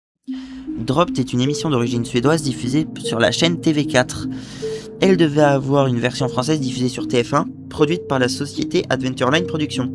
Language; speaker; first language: French; native; French